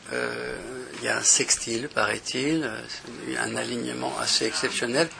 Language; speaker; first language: French; native; French